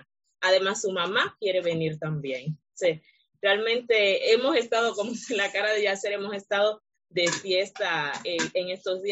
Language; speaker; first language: Spanish; native; Spanish